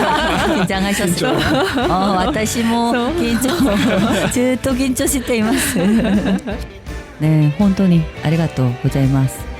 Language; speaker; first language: Japanese; non-native, learner; Korean